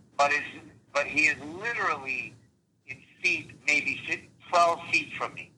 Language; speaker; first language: English; early bilingual, other home language; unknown